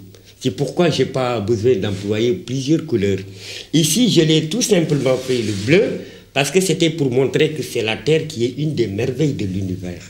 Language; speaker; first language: French; non-native, local second language; Wolof